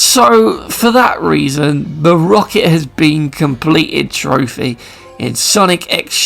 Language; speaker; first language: English; native; English